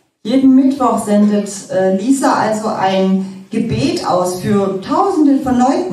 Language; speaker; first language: German; native; German